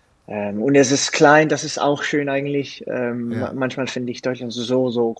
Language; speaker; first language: German; non-native, learner; Danish